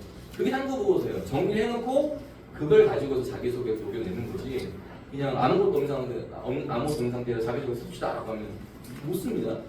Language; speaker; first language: Korean; native; Korean